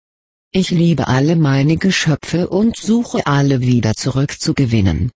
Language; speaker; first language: German; native; German